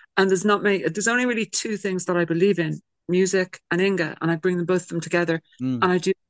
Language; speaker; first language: English; native; English